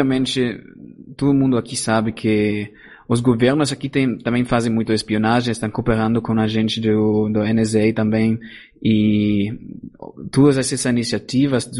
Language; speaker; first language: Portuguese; non-native, fluent; German